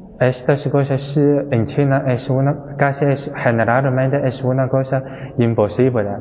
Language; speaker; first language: Spanish; non-native, fluent; Chinese